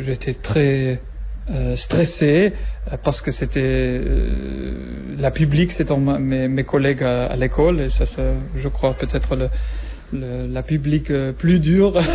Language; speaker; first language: French; non-native, learner; German